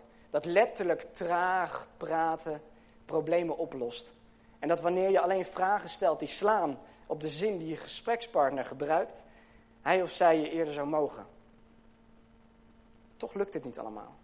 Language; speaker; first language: Dutch; native; Dutch